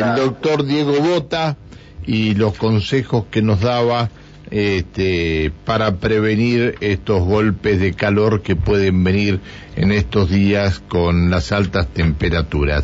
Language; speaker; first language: Spanish; native; Spanish